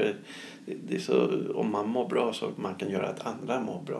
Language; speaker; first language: Swedish; non-native, fluent; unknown